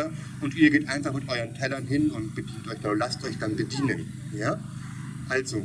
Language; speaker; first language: German; native; German